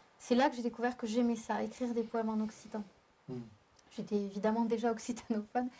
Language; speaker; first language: French; native; French